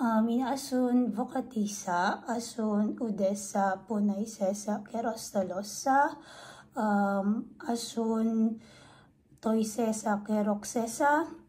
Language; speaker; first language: Finnish; non-native, learner; Filipino